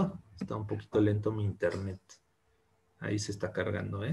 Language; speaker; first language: Spanish; native; Spanish